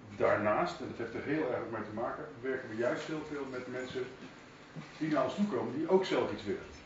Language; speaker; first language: Dutch; native; Dutch